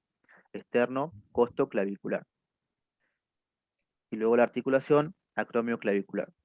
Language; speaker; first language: Spanish; native; Spanish